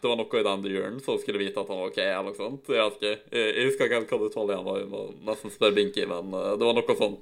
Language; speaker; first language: Norwegian; native; Norwegian